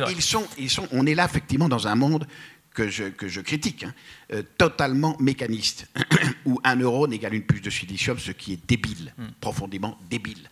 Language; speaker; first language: French; native; French